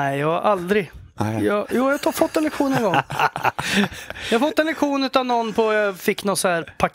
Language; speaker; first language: Swedish; native; Swedish